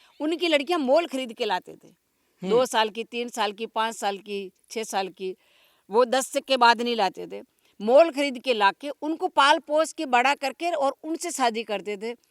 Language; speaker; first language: Hindi; non-native, local second language; Rajasthani